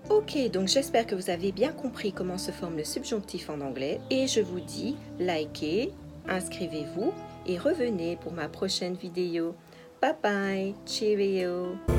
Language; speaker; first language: French; native; French